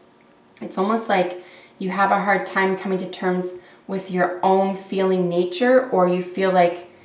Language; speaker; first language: English; native; English